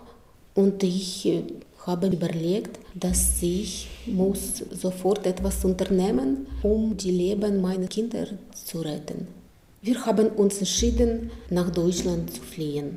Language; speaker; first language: German; non-native, learner; Ukrainian